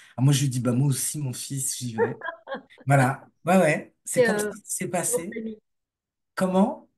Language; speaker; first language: French; native; French